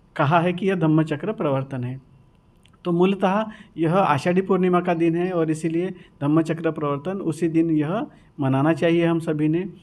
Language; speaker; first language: Hindi; non-native, local second language; Marathi